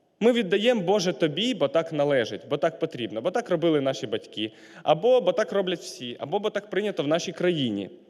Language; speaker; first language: Ukrainian; non-native, local second language; Russian